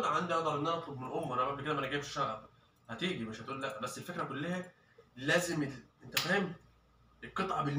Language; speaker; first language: Arabic; native; Arabic